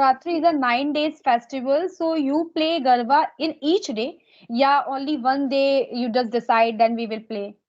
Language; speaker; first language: English; non-native, local second language; Hindi